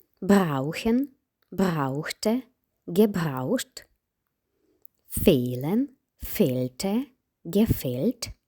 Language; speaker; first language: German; non-native, fluent; Ukrainian